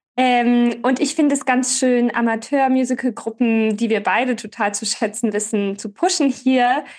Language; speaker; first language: German; native; German